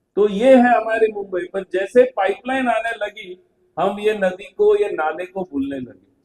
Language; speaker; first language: Hindi; non-native, local second language; Marathi